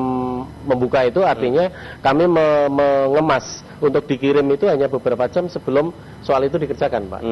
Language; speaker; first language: Indonesian; native; Indonesian